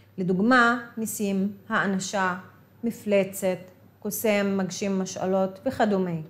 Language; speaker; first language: Hebrew; non-native, local second language; Arabic